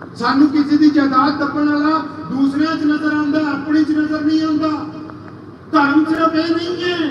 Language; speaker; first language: Punjabi; non-native, local second language; Urdu